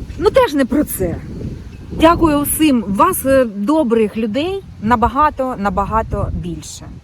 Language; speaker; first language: Ukrainian; non-native, local second language; Russian